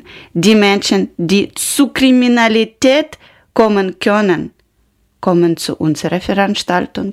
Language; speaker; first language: German; non-native, learner; Ukrainian